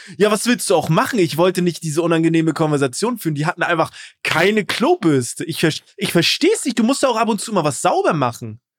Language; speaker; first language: German; native; German